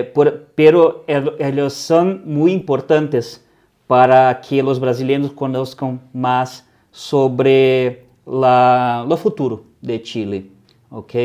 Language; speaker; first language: Spanish; non-native, fluent; Portuguese